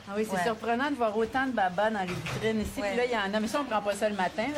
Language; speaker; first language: French; native; French